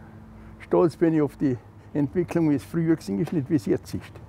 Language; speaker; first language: German; non-native, learner; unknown